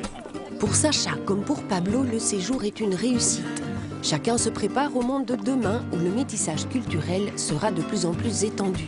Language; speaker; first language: French; native; French